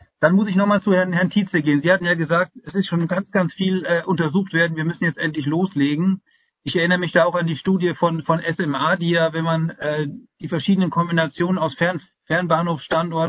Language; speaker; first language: German; native; German